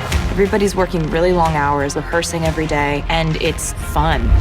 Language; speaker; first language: English; native; English